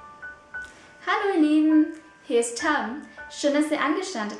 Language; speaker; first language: German; non-native, fluent; Vietnamese